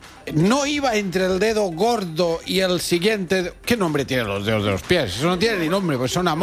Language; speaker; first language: Spanish; native; Spanish